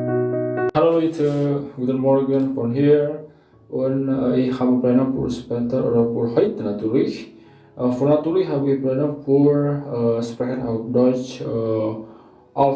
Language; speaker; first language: German; non-native, learner; Indonesian